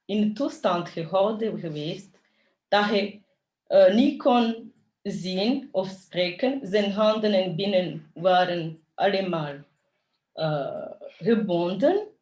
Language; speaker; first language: Dutch; early bilingual, other home language; Kinyarwanda